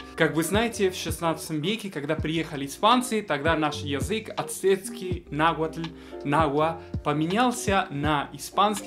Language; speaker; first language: Russian; non-native, fluent; Spanish